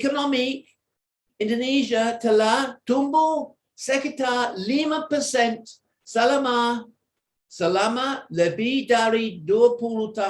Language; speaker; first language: Indonesian; non-native, fluent; English